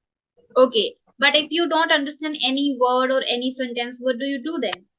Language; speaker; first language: English; non-native, local second language; Hindi